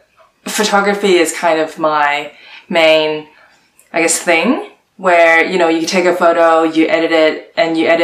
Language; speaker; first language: English; non-native, local second language; Cantonese